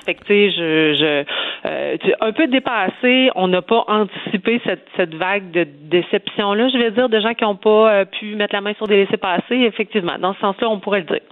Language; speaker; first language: French; native; French